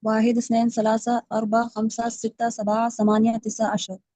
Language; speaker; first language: Arabic; non-native, learner; Urdu